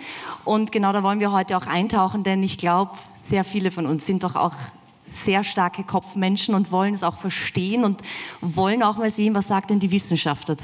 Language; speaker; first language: German; native; German